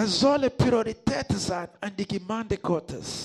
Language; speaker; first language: German; non-native, learner; Lingala